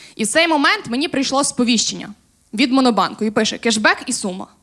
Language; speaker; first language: Ukrainian; native; Ukrainian